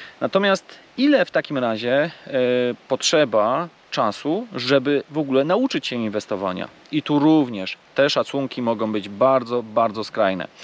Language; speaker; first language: Polish; native; Polish